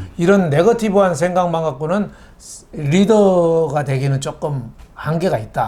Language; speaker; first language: Korean; native; Korean